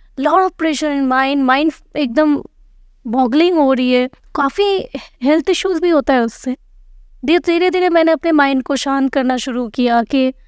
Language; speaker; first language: Hindi; non-native, local second language; Bangla